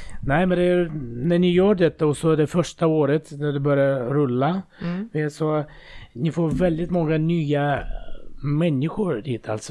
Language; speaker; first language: Swedish; non-native, fluent; Russian